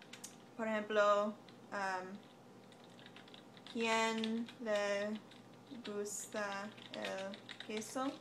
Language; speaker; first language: Spanish; non-native, learner; English